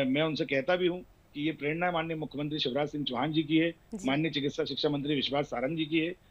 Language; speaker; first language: Hindi; native; Hindi